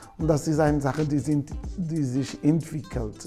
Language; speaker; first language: German; non-native, learner; Portuguese